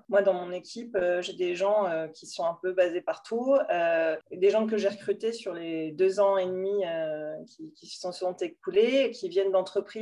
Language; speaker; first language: French; native; French